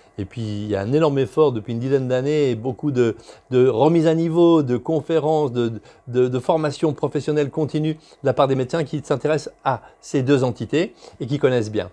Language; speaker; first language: French; native; French